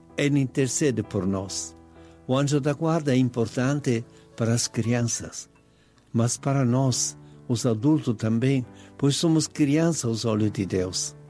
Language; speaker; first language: Portuguese; non-native, fluent; Italian